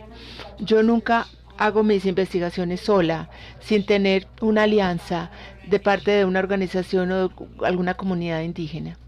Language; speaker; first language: Spanish; non-native, fluent; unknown